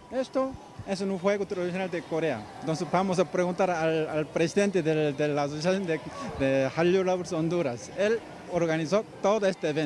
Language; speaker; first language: Spanish; non-native, fluent; Korean